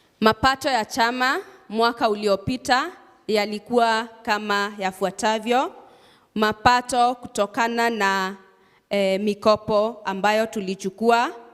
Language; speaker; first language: Swahili; non-native, local second language; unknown